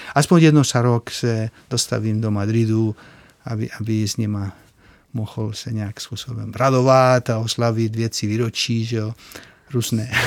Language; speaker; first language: Czech; non-native, fluent; Spanish